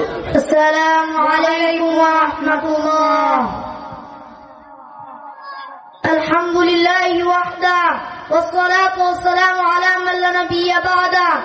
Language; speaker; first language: Arabic; non-native, learner; Bangla